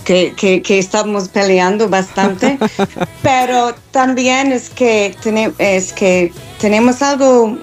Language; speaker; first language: Spanish; non-native, fluent; English